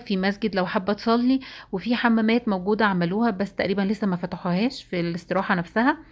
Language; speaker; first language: Arabic; native; Arabic